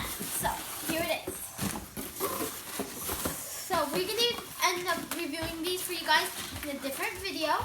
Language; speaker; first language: English; native; English